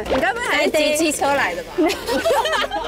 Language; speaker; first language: Chinese; native; Chinese